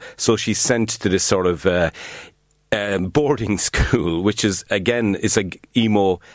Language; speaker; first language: English; native; English